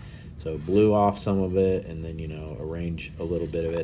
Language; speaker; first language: English; native; English